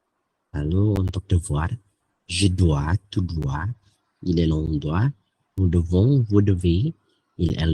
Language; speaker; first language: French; non-native, learner; Indonesian